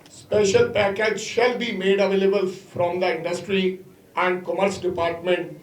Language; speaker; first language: English; non-native, local second language; Punjabi